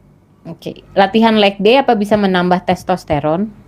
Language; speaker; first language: Indonesian; native; Indonesian